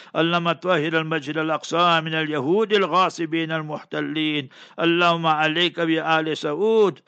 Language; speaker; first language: Arabic; non-native, fluent; English